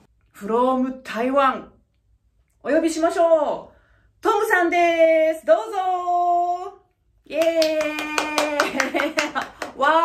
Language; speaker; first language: Japanese; native; Japanese